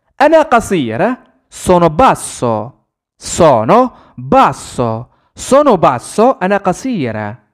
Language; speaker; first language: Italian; non-native, fluent; Arabic